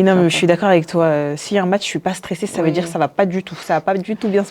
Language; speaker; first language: French; native; French